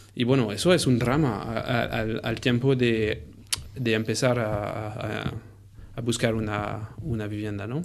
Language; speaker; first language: Spanish; non-native, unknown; French